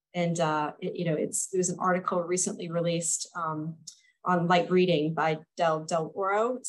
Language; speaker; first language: English; native; English